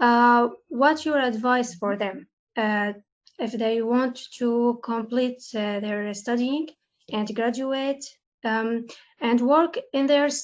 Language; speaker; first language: English; non-native, learner; Arabic